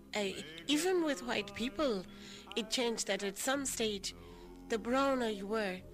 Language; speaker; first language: English; non-native, local second language; Southern Sotho